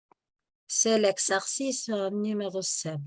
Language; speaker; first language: French; non-native, fluent; Spanish